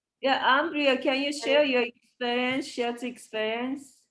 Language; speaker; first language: English; non-native, learner; Japanese